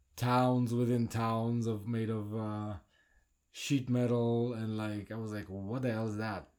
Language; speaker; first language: English; non-native, fluent; Polish